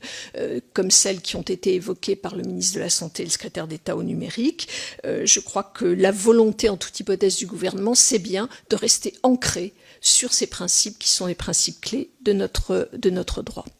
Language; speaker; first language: French; native; French